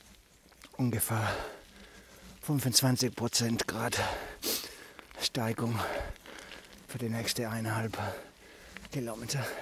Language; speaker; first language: German; non-native, learner; English